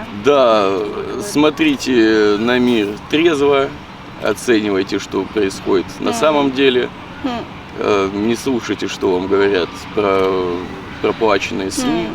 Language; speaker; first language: Russian; native; Russian